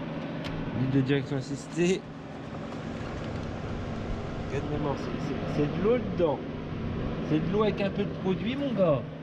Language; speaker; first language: French; native; French